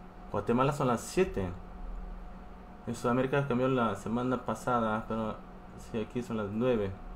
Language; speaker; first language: Spanish; non-native, fluent; Korean